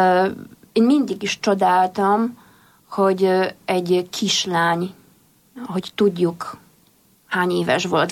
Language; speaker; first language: Hungarian; non-native, fluent; Polish